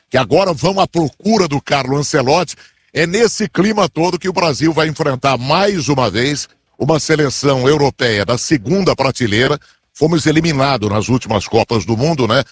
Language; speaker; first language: Portuguese; native; Portuguese